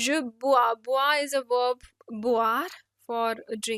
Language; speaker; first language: French; non-native, fluent; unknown